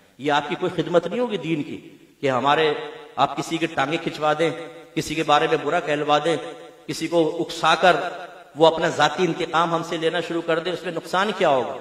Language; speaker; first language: Urdu; native; Urdu